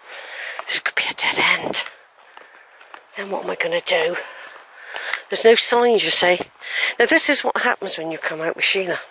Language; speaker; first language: English; native; English